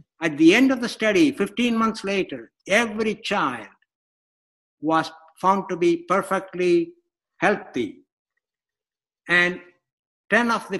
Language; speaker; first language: English; non-native, local second language; Malayalam